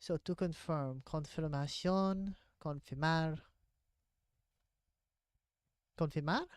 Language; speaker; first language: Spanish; non-native, learner; English